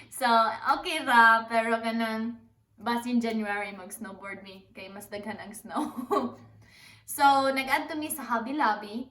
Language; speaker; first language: Cebuano; non-native, local second language; English